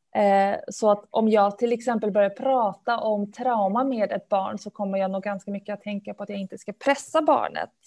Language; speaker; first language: Swedish; early bilingual, other home language; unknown